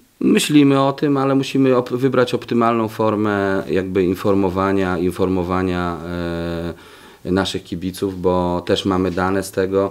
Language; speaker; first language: Polish; native; Polish